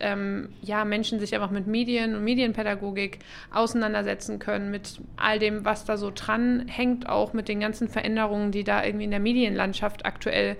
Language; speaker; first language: German; native; German